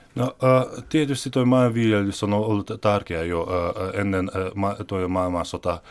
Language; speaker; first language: Finnish; non-native, fluent; Hungarian